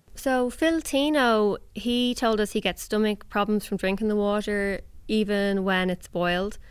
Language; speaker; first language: English; native; English